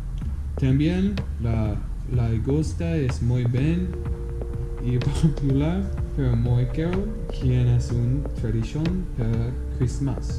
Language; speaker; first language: Spanish; non-native, learner; English